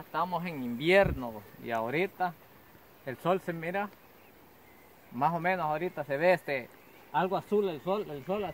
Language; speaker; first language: Spanish; native; Spanish